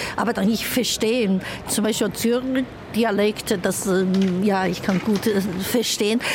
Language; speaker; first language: German; non-native, fluent; Chinese